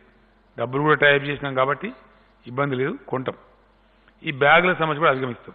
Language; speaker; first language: Telugu; native; Telugu